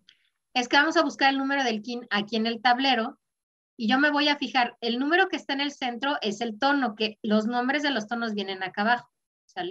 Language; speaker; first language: Spanish; native; Spanish